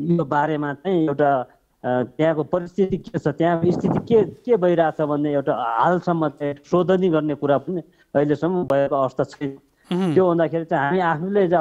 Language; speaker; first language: Nepali; non-native, local second language; Tibetan